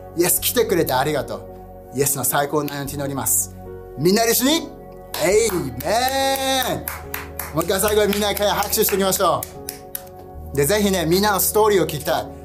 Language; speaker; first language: Japanese; early bilingual, heritage; Japanese